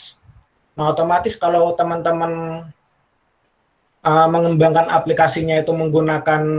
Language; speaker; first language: Indonesian; native; Indonesian